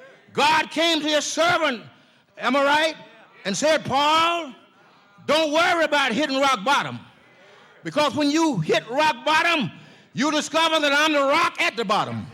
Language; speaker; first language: English; native; English